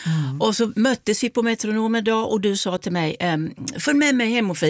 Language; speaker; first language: Swedish; native; Swedish